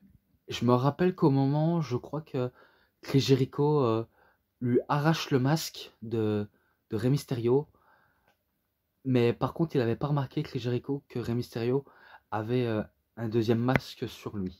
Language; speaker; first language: French; native; French